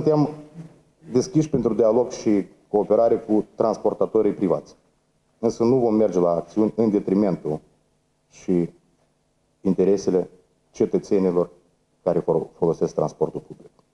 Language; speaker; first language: Romanian; native; Romanian